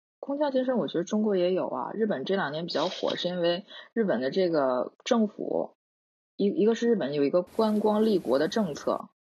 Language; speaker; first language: Chinese; non-native, local second language; Korean